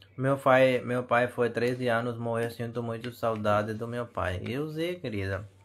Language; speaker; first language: Portuguese; non-native, learner; Hindi